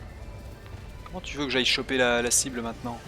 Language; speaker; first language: French; native; French